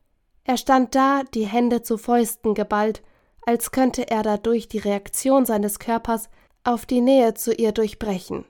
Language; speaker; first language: German; native; German